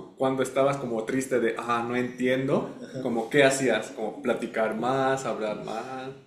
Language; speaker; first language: Spanish; native; Spanish